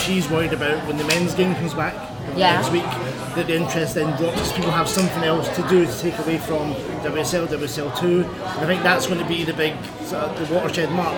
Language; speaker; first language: English; native; English